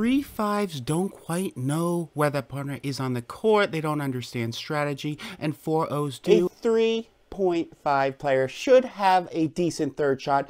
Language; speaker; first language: English; native; English